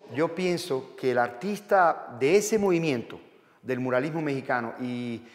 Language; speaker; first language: Spanish; native; Spanish